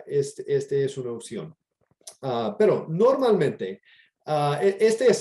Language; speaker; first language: Spanish; non-native, fluent; English